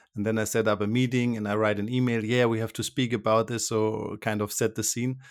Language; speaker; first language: English; non-native, fluent; German